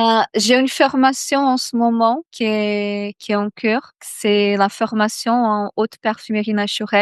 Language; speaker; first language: French; non-native, fluent; Portuguese